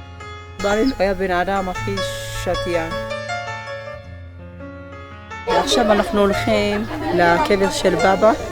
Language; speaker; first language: Hebrew; non-native, fluent; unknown